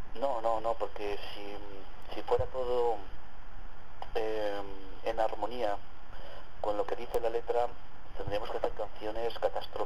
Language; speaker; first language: Spanish; native; Spanish